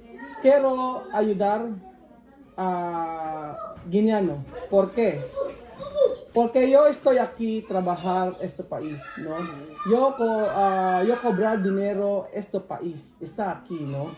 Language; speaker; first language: Spanish; non-native, learner; Filipino